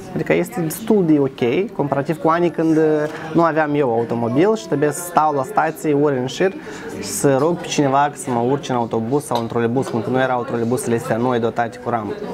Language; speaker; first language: Romanian; native; Romanian